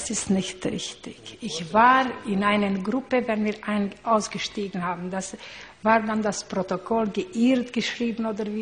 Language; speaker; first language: German; non-native, learner; Hungarian